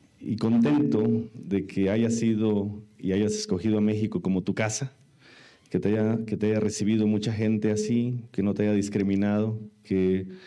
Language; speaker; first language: Spanish; native; Spanish